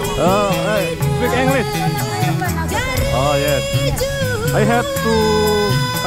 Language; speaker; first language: English; non-native, learner; Indonesian